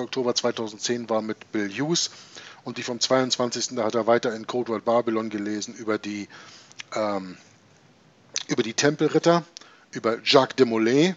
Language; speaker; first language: German; native; German